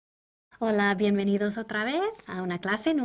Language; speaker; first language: Spanish; non-native, fluent; English